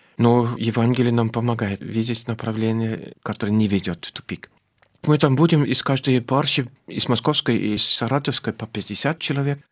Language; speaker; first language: Russian; non-native, fluent; German